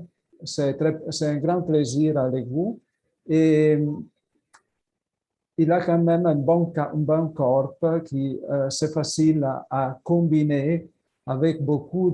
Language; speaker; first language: French; non-native, fluent; Italian